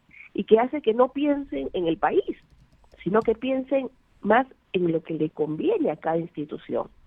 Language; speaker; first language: Spanish; native; Spanish